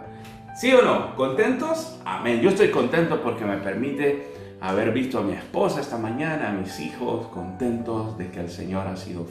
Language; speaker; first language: Spanish; native; Spanish